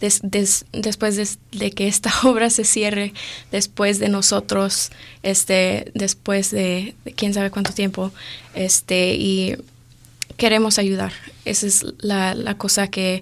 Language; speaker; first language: Spanish; early bilingual, other home language; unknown